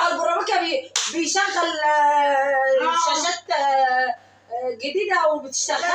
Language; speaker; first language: Arabic; native; Arabic